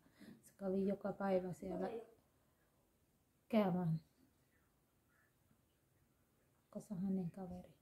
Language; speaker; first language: Finnish; non-native, learner; Thai